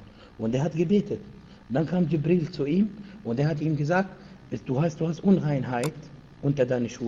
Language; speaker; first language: German; non-native, fluent; Arabic